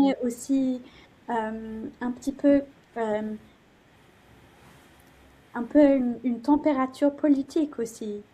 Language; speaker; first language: French; non-native, fluent; English